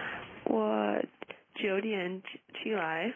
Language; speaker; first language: Chinese; non-native, learner; English